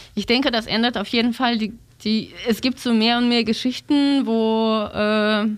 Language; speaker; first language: German; non-native, fluent; Russian